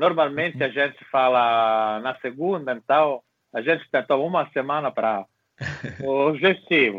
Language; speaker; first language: Portuguese; non-native, fluent; Italian